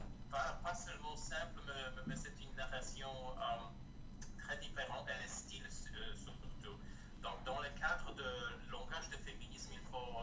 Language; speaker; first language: French; non-native, fluent; Polish